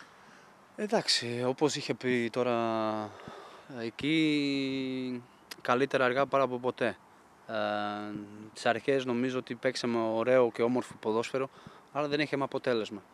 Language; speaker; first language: Greek; non-native, fluent; Portuguese